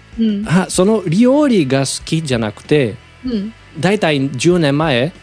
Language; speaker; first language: Japanese; non-native, learner; Portuguese